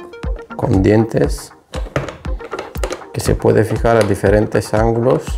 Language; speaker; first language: Spanish; non-native, fluent; Bulgarian